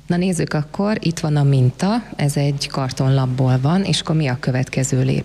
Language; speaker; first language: Hungarian; native; Hungarian